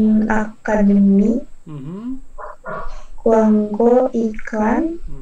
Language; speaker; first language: Korean; non-native, learner; Indonesian